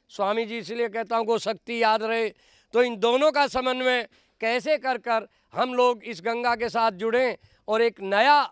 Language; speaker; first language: Hindi; native; Hindi